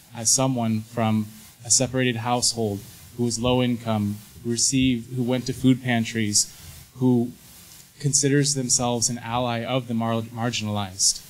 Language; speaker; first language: English; early bilingual, other home language; Spanish